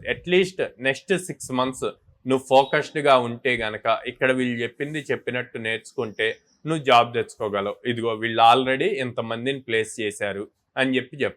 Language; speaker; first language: Telugu; native; Telugu